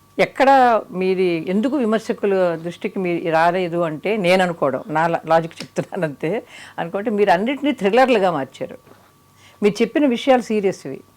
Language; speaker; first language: Telugu; native; Telugu